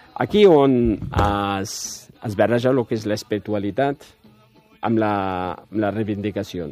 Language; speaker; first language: Catalan; non-native, fluent; Riffian